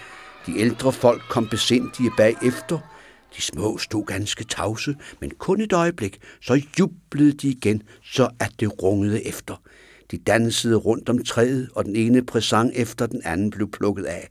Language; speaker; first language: Danish; native; Danish